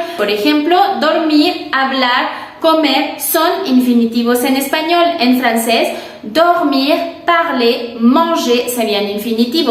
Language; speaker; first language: Spanish; non-native, fluent; French